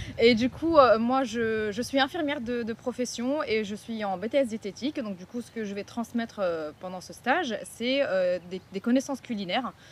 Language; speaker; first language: French; non-native, local second language; Arabic